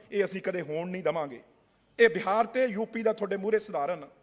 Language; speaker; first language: Hindi; non-native, local second language; Punjabi